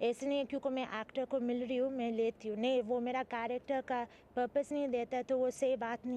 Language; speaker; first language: Hindi; early bilingual, heritage; English